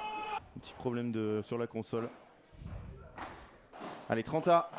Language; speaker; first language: French; native; French